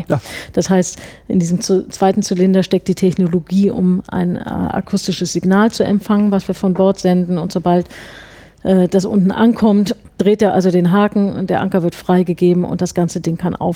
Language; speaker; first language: German; native; German